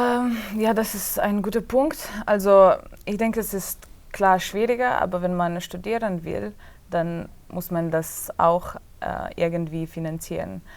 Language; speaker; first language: German; non-native, fluent; Slovenian